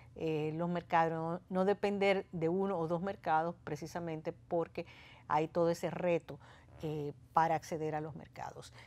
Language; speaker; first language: Spanish; native; Spanish